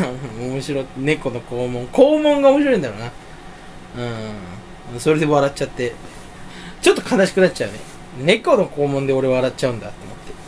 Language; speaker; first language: Japanese; native; Japanese